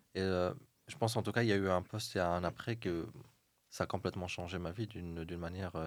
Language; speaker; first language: French; non-native, local second language; Arabic